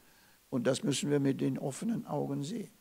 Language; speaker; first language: German; non-native, fluent; Russian